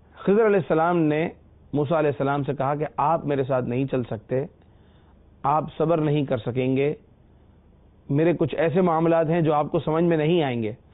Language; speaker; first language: Urdu; native; Urdu